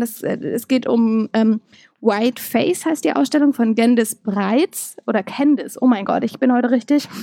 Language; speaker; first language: German; native; German